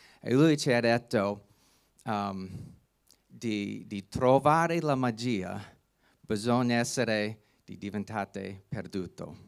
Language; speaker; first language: Italian; non-native, learner; English